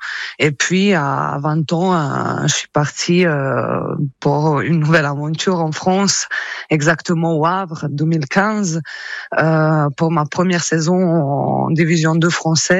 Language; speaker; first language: French; non-native, fluent; Croatian